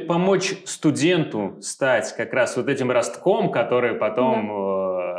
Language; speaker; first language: Russian; native; Russian